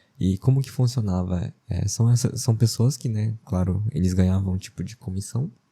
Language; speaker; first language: Portuguese; early bilingual, other home language; Japanese